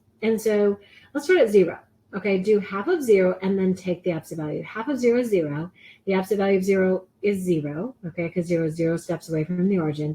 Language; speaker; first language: English; native; English